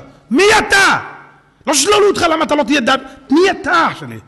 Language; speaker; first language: Hebrew; native; Hebrew